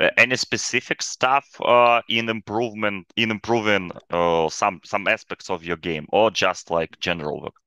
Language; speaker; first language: English; non-native, fluent; Ukrainian